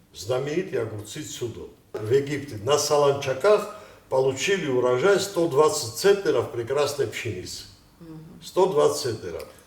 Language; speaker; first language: Russian; non-native, local second language; Ossetic